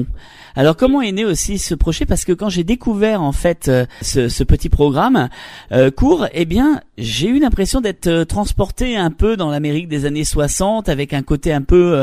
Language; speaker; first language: French; native; French